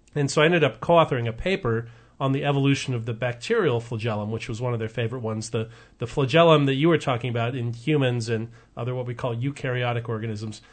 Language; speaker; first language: English; native; English